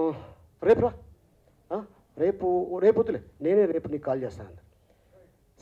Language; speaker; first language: Telugu; native; Telugu